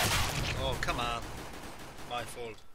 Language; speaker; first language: English; non-native, learner; Polish